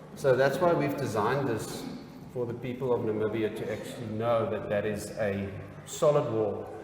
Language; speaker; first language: English; non-native, local second language; Afrikaans